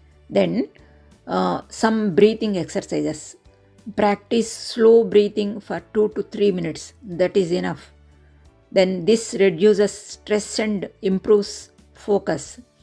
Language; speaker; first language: English; non-native, local second language; Telugu